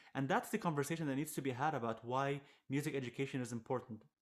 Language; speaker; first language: English; non-native, fluent; Arabic